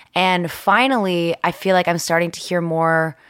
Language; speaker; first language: English; early bilingual, other home language; Spanish